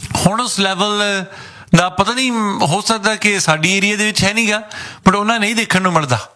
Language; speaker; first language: Punjabi; early bilingual, heritage; Punjabi